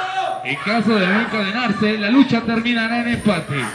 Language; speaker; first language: Spanish; native; Spanish